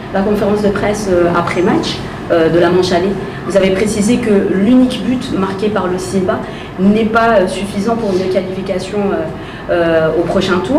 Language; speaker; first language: French; non-native, local second language; Arabic